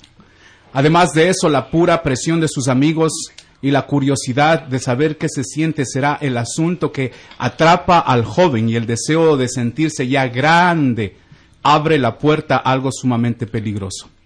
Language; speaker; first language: Spanish; native; Spanish